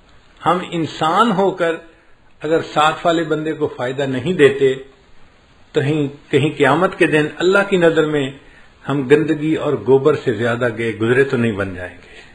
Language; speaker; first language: Urdu; native; Urdu